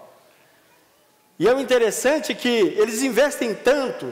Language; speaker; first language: Portuguese; native; Portuguese